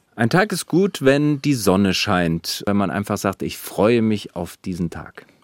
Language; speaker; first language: German; native; German